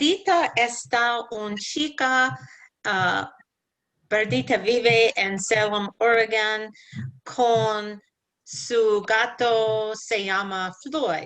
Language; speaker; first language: Spanish; non-native, learner; English